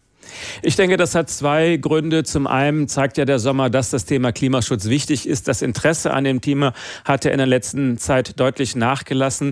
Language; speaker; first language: German; native; German